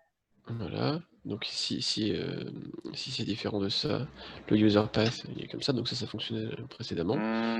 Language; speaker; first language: French; native; French